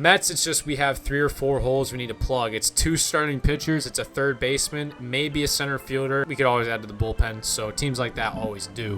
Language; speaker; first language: English; native; English